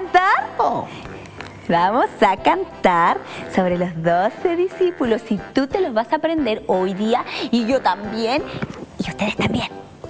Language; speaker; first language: Spanish; native; Spanish